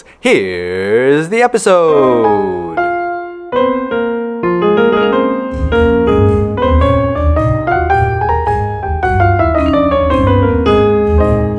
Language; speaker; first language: English; non-native, local second language; Malay